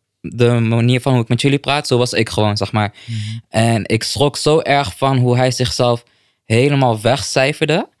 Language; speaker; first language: Dutch; native; Dutch